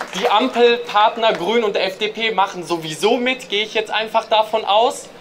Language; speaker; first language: German; early bilingual, other home language; Greek